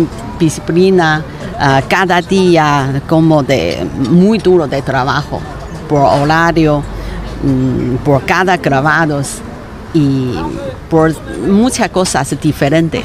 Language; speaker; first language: Spanish; non-native, learner; Chinese